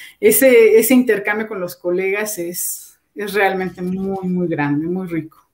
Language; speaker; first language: Spanish; native; Spanish